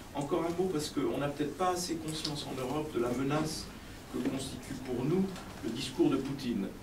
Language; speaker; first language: French; native; French